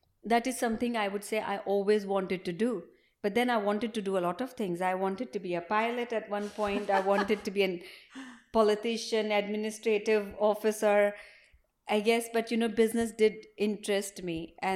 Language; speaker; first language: English; non-native, local second language; Hindi